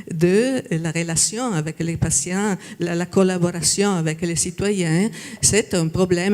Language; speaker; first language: French; non-native, fluent; Italian